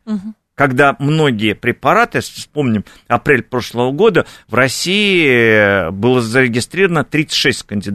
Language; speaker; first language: Russian; native; Russian